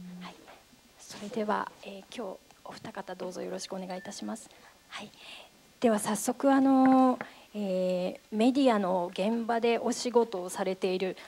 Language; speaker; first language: Japanese; native; Japanese